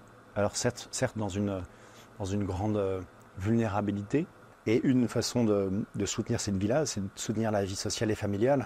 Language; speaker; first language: French; native; French